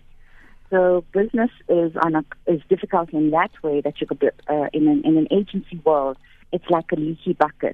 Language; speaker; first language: English; native; English